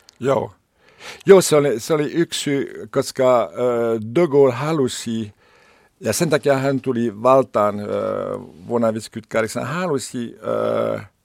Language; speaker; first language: Finnish; non-native, learner; French